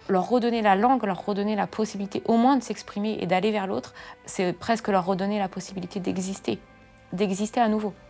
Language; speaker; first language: French; native; French